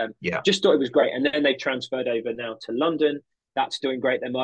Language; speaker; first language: English; native; English